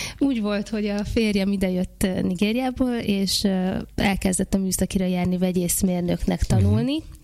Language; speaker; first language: Hungarian; early bilingual, other home language; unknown